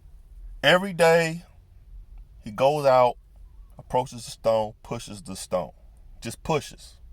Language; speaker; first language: English; native; English